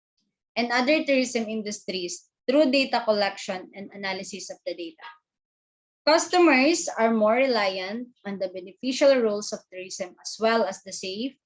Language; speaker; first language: English; non-native, local second language; Filipino